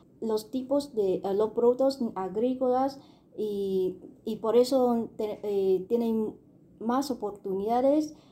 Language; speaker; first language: Spanish; non-native, fluent; Vietnamese